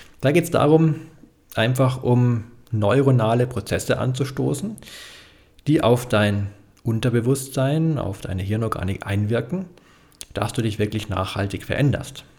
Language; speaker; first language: German; native; German